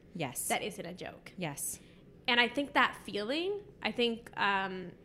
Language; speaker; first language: English; native; English